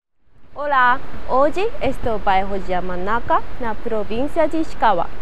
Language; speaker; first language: Portuguese; non-native, learner; Japanese